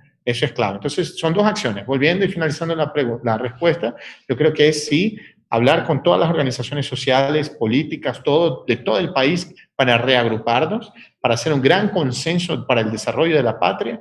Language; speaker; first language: Spanish; native; Spanish